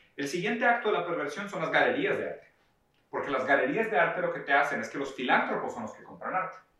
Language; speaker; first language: Spanish; early bilingual, other home language; Portuguese